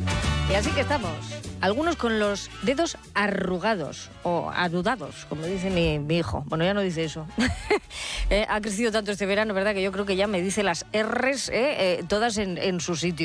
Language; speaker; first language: Spanish; native; Spanish